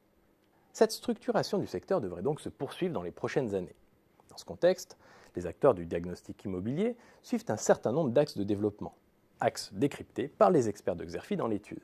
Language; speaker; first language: French; native; French